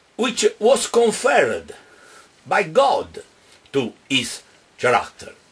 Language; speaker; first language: English; non-native, fluent; Italian